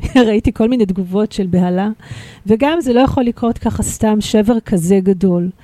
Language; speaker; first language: Hebrew; early bilingual, other home language; Russian